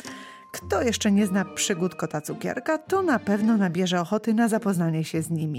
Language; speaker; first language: Polish; native; Polish